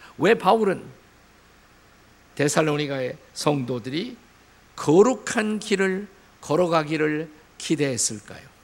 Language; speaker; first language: Korean; native; Korean